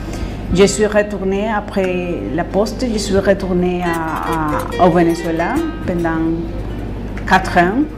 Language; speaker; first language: French; non-native, fluent; Spanish